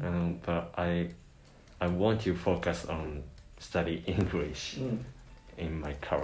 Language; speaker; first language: English; non-native, learner; Japanese